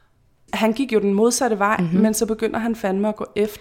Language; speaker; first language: Danish; native; Danish